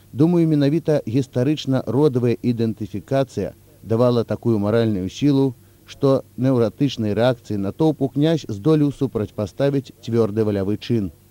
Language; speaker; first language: Belarusian; native; Belarusian